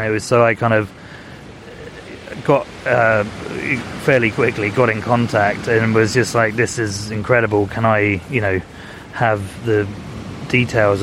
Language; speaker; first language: English; native; English